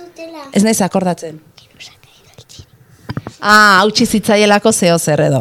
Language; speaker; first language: Basque; native; Basque